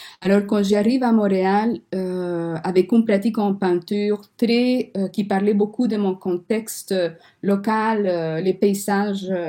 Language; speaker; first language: French; non-native, fluent; Spanish